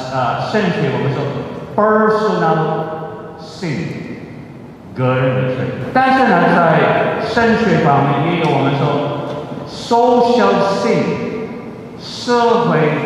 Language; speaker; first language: Chinese; non-native, fluent; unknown